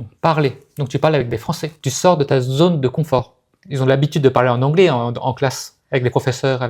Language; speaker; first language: French; native; French